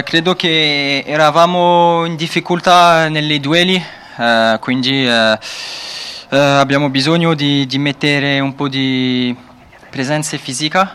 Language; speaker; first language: Italian; non-native, learner; French